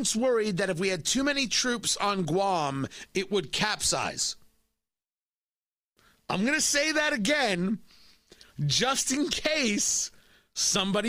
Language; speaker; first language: English; native; English